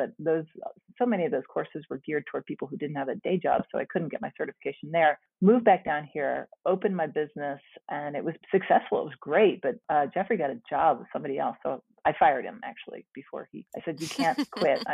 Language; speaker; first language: English; native; English